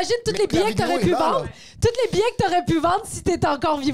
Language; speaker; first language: French; native; French